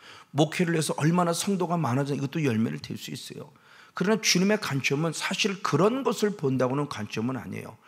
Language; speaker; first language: Korean; native; Korean